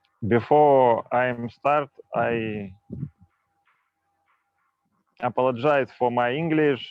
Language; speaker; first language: English; non-native, local second language; Russian